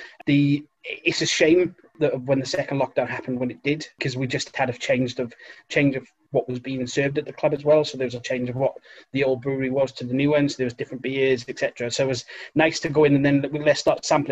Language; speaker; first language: English; native; English